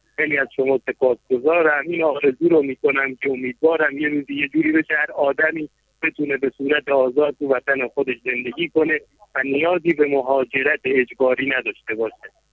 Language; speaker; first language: Persian; non-native, local second language; Kurdish